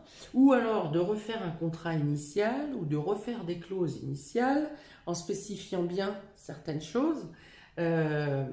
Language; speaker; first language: French; native; French